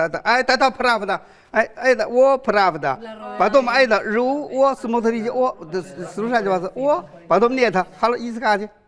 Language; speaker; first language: Russian; non-native, learner; Chinese